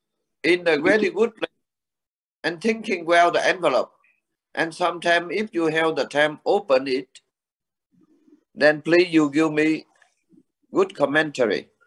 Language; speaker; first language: English; non-native, learner; Vietnamese